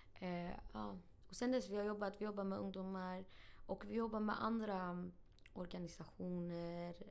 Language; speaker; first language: Swedish; early bilingual, other home language; Arabic